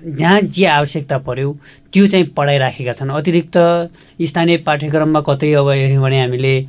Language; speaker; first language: Nepali; native; Nepali